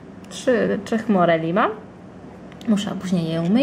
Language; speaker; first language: Polish; early bilingual, heritage; Italian